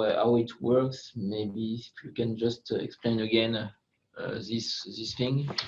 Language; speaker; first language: English; non-native, fluent; French